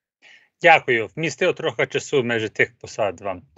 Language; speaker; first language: Ukrainian; early bilingual, heritage; Ukrainian